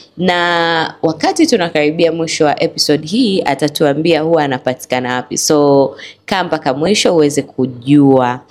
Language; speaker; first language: Swahili; native; Swahili